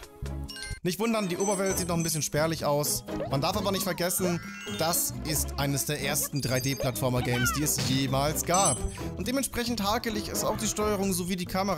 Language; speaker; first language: German; native; German